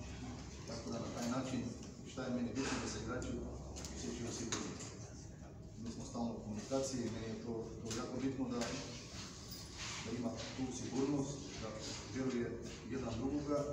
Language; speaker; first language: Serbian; non-native, learner; Bulgarian